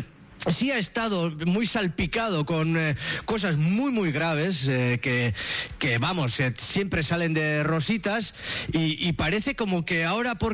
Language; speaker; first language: Spanish; native; Spanish